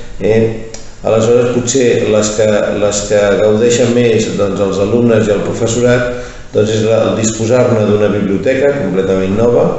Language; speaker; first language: Catalan; native; Catalan